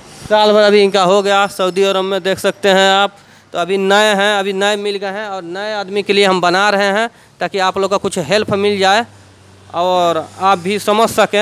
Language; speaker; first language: Hindi; native; Hindi